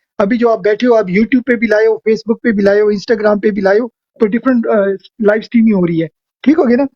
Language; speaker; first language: Urdu; non-native, local second language; Pashto